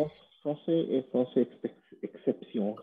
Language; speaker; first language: French; non-native, learner; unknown